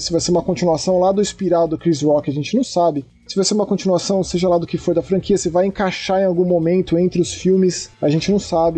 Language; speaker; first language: Portuguese; native; Portuguese